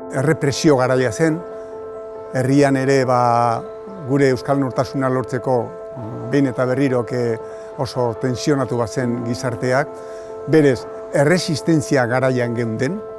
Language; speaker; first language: Basque; early bilingual, other home language; Spanish